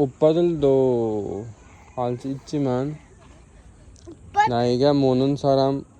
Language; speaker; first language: Korean; non-native, learner; Uzbek